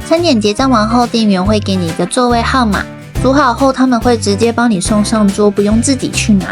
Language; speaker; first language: Chinese; native; Chinese